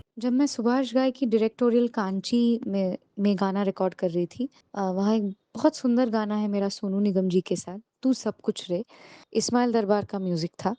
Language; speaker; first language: Hindi; non-native, local second language; Bangla